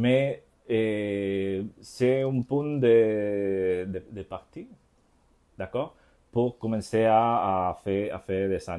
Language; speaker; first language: French; non-native, learner; Spanish